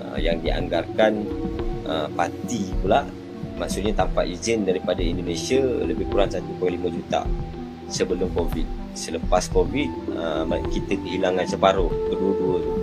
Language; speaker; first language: Malay; native; Malay